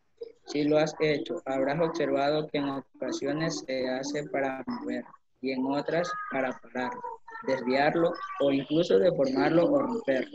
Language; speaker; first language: Spanish; native; Spanish